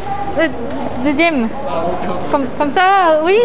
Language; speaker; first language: French; non-native, learner; Japanese